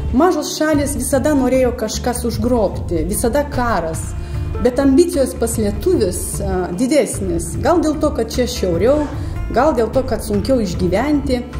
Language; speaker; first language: Lithuanian; non-native, fluent; Romanian